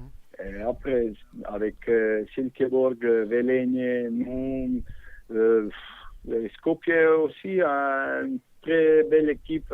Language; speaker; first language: French; non-native, fluent; Bosnian